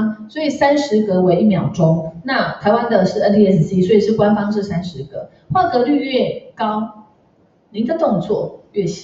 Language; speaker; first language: Chinese; native; Chinese